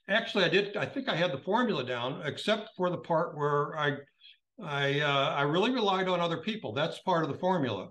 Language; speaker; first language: English; native; English